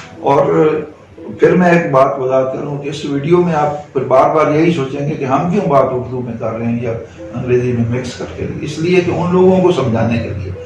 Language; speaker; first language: Urdu; non-native, local second language; Punjabi